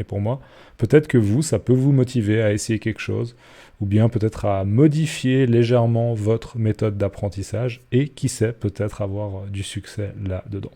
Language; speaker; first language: French; native; French